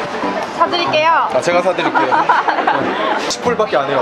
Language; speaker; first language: Korean; native; Korean